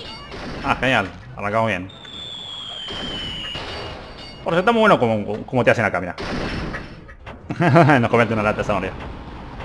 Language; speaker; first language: Spanish; native; Spanish